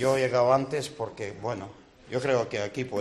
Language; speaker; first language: Spanish; non-native, learner; Ukrainian